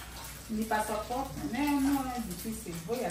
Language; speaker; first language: Spanish; non-native, learner; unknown